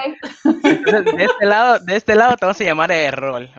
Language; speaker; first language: Spanish; native; Spanish